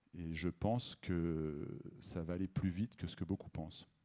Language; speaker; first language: French; native; French